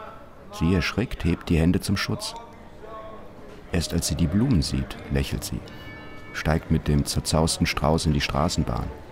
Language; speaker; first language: German; native; German